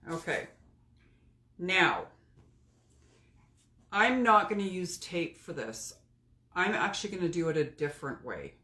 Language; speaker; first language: English; native; English